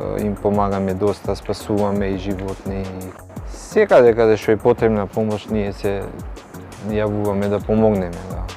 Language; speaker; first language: Macedonian; non-native, local second language; Albanian